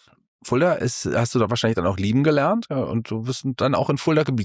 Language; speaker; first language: German; native; German